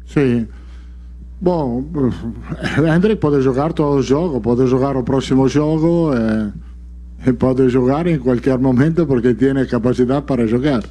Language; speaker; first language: Portuguese; non-native, fluent; Italian